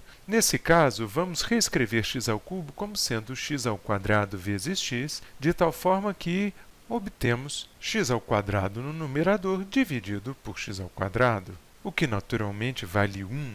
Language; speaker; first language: Portuguese; native; Portuguese